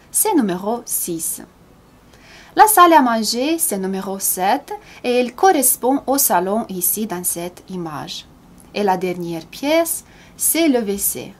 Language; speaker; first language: French; non-native, fluent; Romanian